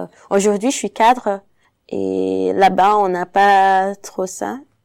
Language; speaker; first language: French; non-native, fluent; Portuguese